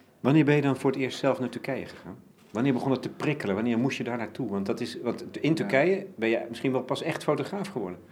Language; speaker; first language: Dutch; native; Dutch